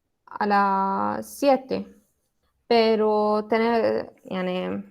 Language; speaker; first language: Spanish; non-native, learner; Arabic